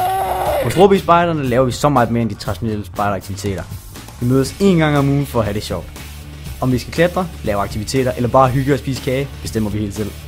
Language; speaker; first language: Danish; native; Danish